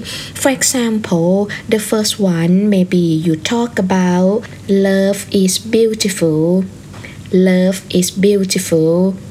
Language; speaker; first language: English; non-native, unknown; Thai